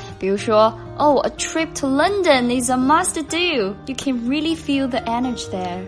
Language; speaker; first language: English; non-native, fluent; Chinese